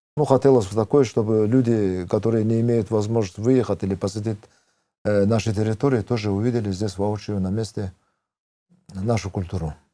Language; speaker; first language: Russian; non-native, local second language; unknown